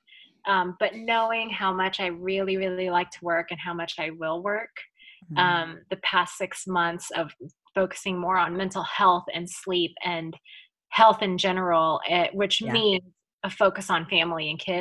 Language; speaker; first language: English; early bilingual, other home language; Filipino